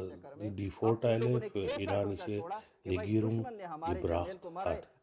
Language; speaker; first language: German; non-native, learner; Urdu